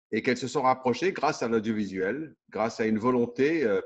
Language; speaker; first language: French; early bilingual, other home language; Kabyle